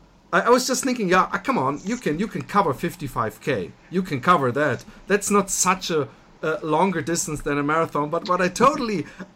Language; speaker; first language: English; non-native, fluent; German